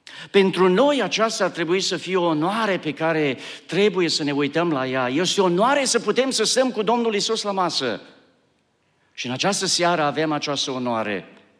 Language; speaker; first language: Romanian; native; Romanian